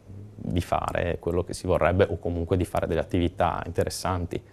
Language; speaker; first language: Italian; native; Italian